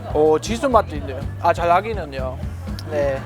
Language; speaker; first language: Korean; non-native, fluent; German